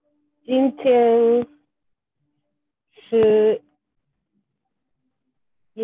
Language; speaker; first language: Chinese; non-native, learner; English